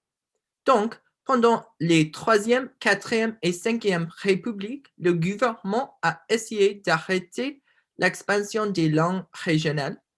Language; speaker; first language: French; non-native, learner; English